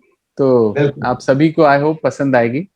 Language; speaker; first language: Hindi; native; Hindi